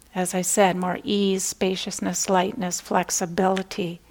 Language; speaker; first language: English; native; English